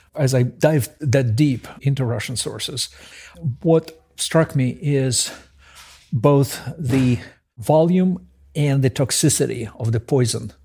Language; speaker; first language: English; early bilingual, other home language; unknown